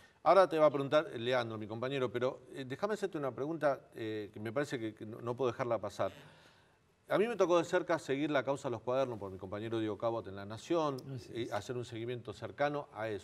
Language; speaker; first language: Spanish; native; Spanish